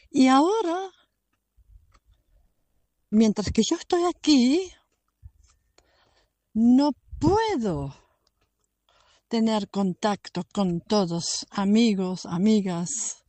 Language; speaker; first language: Spanish; non-native, fluent; German